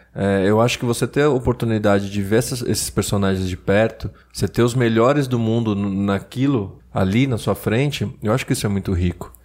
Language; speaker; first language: Portuguese; native; Portuguese